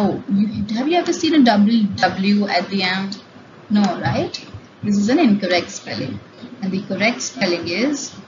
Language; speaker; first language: English; non-native, local second language; Hindi